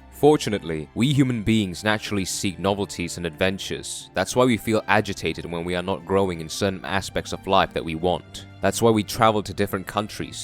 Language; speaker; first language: English; non-native, fluent; Korean